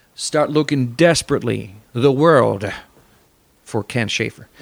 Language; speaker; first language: English; non-native, fluent; Italian